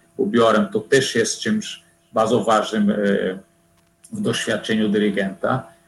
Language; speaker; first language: Polish; non-native, fluent; Portuguese